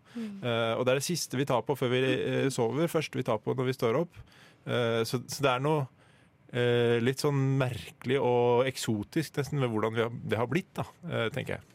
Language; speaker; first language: Norwegian; native; Norwegian